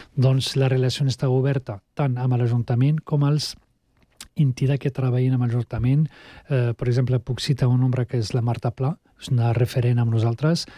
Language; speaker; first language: Catalan; non-native, fluent; Arabic